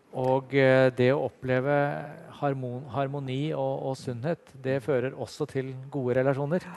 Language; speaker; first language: Norwegian; native; Norwegian